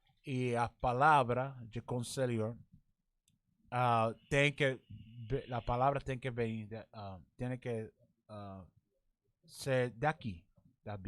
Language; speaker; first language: Portuguese; non-native, learner; English